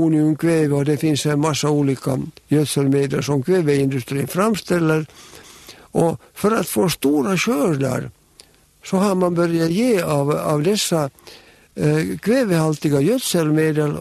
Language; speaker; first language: Swedish; native; Swedish